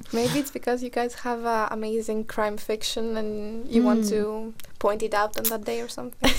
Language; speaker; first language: English; non-native, fluent; Greek